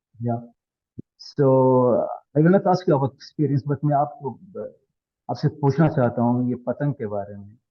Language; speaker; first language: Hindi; non-native, learner; Arabic